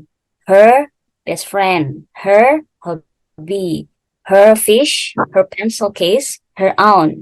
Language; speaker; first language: English; non-native, fluent; Indonesian